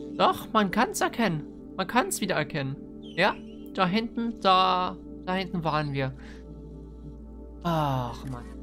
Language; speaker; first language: German; native; German